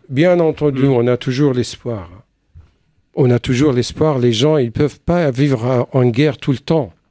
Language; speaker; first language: French; non-native, fluent; Arabic